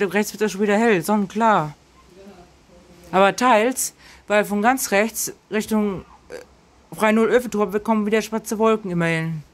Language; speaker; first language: German; native; German